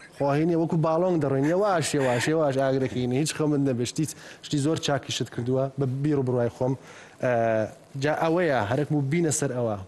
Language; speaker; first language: Central Kurdish; early bilingual, heritage; Central Kurdish